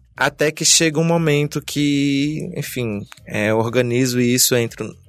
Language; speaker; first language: Portuguese; native; Portuguese